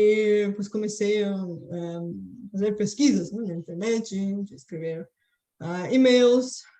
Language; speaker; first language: Portuguese; non-native, fluent; Bulgarian